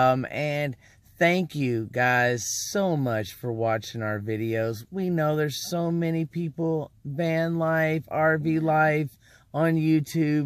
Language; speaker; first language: English; native; English